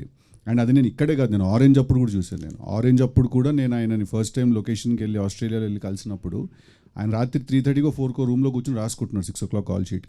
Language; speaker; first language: Telugu; native; Telugu